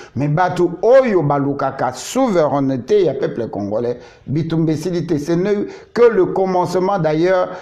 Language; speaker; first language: French; non-native, local second language; Lingala